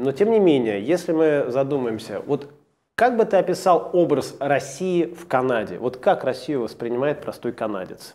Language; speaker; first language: Russian; native; Russian